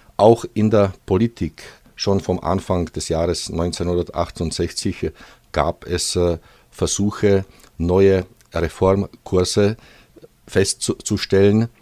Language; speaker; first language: German; non-native, fluent; Czech